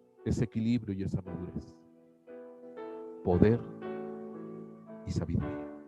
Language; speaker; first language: Spanish; native; Spanish